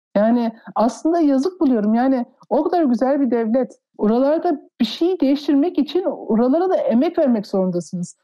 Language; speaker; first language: Turkish; early bilingual, heritage; Turkish